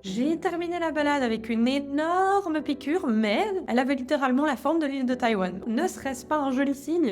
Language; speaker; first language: French; native; French